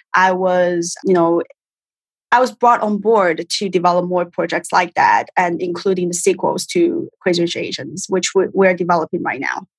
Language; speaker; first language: English; non-native, fluent; Chinese